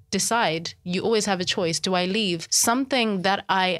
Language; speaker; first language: English; early bilingual, other home language; Shona